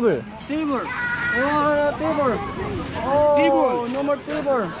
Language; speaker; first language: English; non-native, local second language; Cebuano